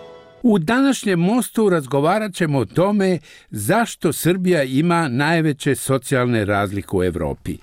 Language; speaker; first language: Serbian; native; Serbian